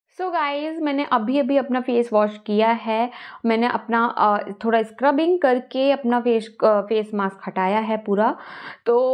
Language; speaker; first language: Hindi; native; Hindi